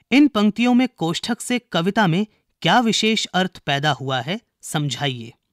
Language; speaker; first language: Hindi; native; Hindi